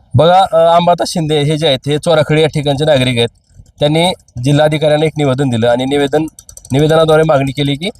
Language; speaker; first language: Marathi; native; Marathi